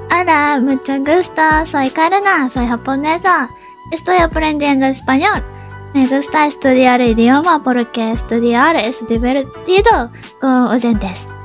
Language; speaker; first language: Spanish; non-native, learner; Japanese